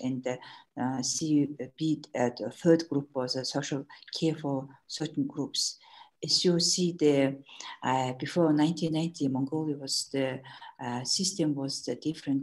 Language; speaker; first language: English; non-native, learner; Mongolian